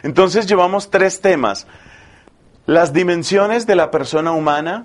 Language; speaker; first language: Spanish; native; Spanish